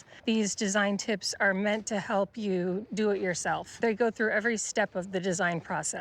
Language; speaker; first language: English; native; English